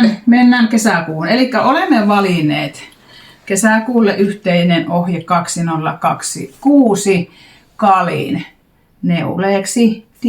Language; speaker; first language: Finnish; native; Finnish